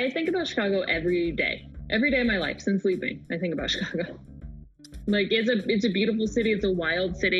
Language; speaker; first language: English; native; English